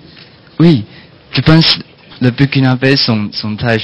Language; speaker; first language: French; non-native, learner; Chinese